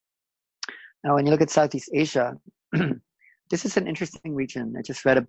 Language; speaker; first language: English; non-native, local second language; Filipino